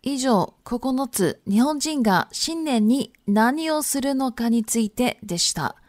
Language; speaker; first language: Japanese; non-native, fluent; Chinese